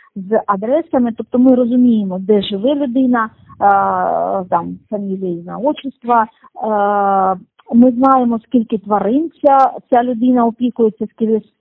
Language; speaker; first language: Ukrainian; non-native, local second language; Russian